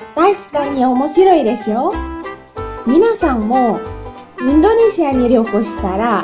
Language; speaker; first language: Japanese; non-native, fluent; Indonesian